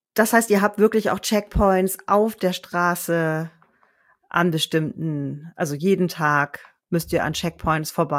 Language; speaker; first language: German; native; German